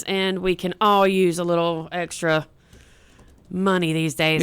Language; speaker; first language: English; native; English